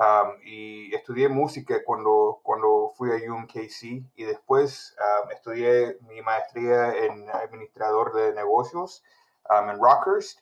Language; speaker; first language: Spanish; early bilingual, heritage; Spanish